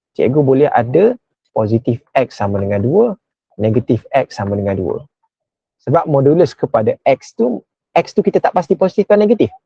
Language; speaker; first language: Malay; native; Malay